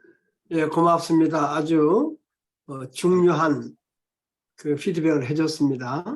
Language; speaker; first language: Korean; native; Korean